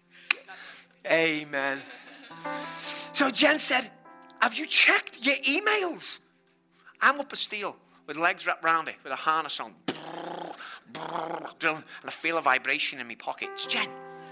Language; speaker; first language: English; native; English